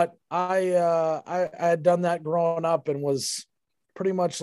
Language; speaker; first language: English; native; English